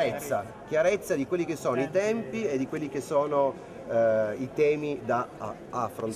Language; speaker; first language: Italian; native; Italian